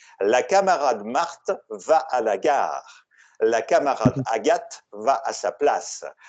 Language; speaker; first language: French; non-native, fluent; Russian